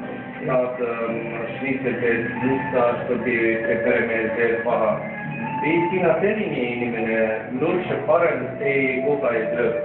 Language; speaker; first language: Estonian; non-native, learner; Armenian